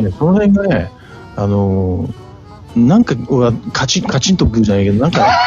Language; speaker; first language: Japanese; native; Japanese